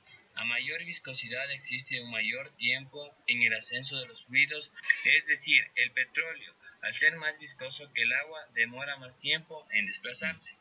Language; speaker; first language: Spanish; native; Spanish